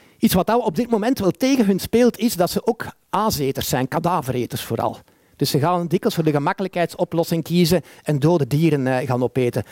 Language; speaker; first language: Dutch; native; Dutch